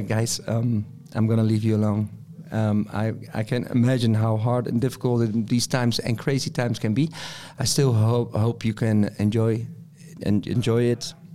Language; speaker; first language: English; non-native, fluent; Dutch